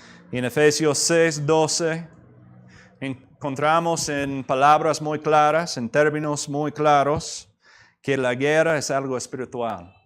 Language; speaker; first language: Spanish; non-native, fluent; English